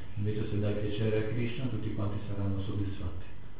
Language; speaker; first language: Italian; native; Italian